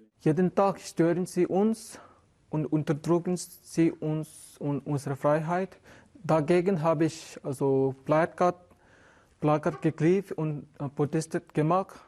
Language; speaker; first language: German; non-native, learner; Tibetan